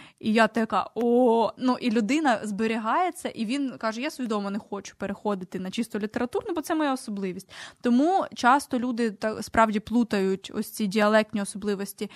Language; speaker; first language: Ukrainian; native; Ukrainian